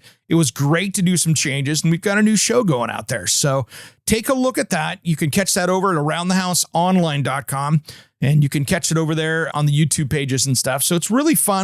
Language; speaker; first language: English; native; English